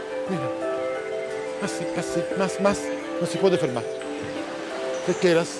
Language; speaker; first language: Spanish; non-native, learner; Italian